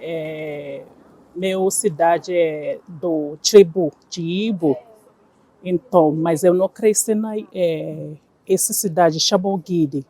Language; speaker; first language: Portuguese; non-native, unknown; Igbo